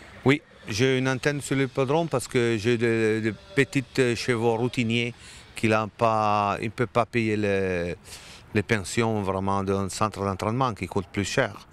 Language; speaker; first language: French; non-native, learner; Italian